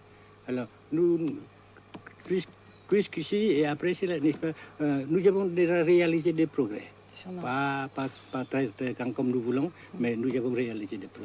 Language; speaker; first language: French; non-native, local second language; Vietnamese